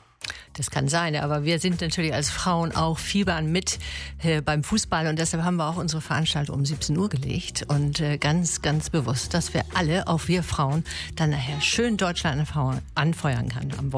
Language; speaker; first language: German; native; German